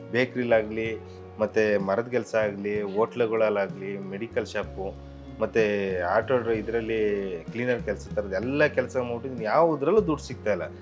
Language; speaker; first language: Kannada; native; Kannada